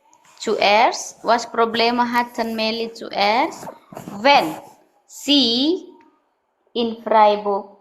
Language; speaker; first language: German; non-native, fluent; Indonesian